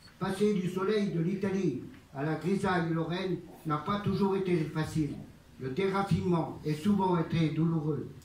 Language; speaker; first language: French; early bilingual, other home language; Italian